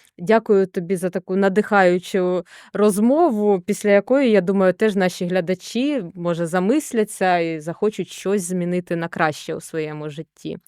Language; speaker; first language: Ukrainian; native; Ukrainian